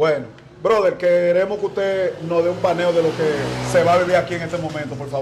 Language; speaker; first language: Spanish; native; Spanish